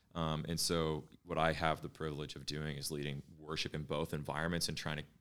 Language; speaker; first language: English; native; English